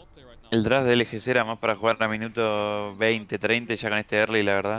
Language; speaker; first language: Spanish; native; Spanish